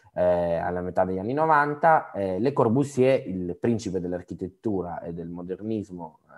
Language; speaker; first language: Italian; native; Italian